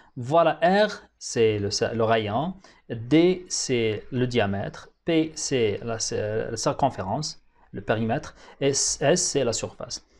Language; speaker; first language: French; non-native, local second language; Arabic